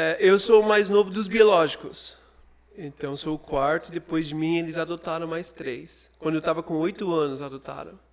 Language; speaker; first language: Portuguese; non-native, fluent; English